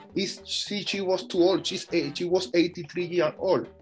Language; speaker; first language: English; non-native, fluent; Spanish